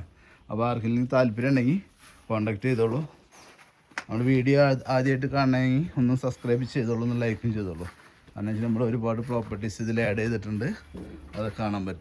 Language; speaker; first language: Malayalam; native; Malayalam